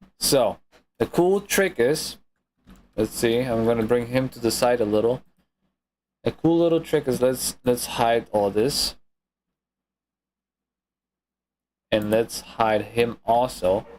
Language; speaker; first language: English; non-native, fluent; German